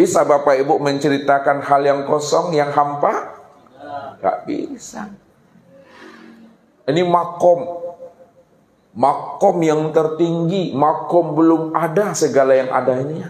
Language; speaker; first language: Indonesian; native; Indonesian